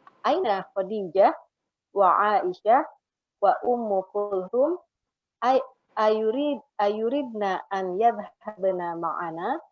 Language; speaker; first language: Arabic; non-native, learner; Indonesian